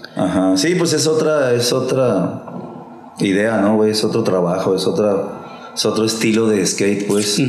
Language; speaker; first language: Spanish; native; Spanish